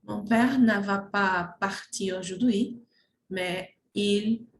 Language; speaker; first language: French; non-native, learner; Portuguese